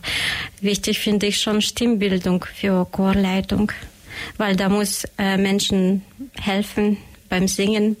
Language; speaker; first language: German; non-native, learner; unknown